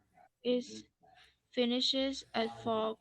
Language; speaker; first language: English; non-native, learner; Vietnamese